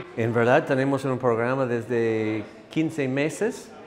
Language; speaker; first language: Spanish; non-native, learner; English